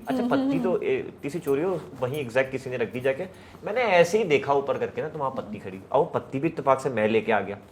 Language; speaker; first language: Urdu; native; Urdu